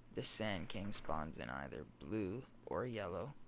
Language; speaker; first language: English; native; English